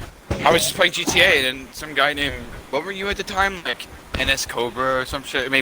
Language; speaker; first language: English; native; English